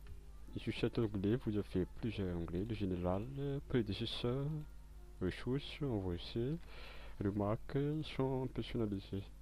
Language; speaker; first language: French; non-native, local second language; Malagasy